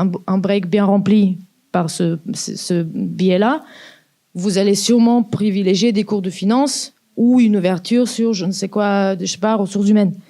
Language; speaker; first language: French; native; French